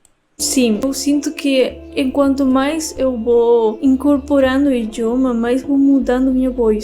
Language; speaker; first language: Portuguese; non-native, fluent; Spanish